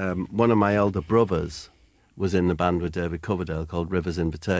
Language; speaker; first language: English; native; English